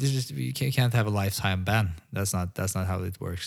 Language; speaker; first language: English; non-native, fluent; Norwegian